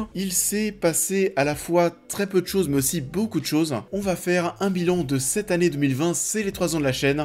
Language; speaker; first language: French; native; French